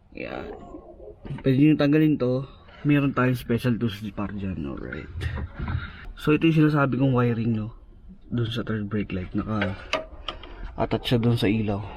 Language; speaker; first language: Filipino; native; Filipino